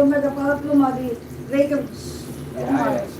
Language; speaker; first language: Dutch; non-native, learner; Filipino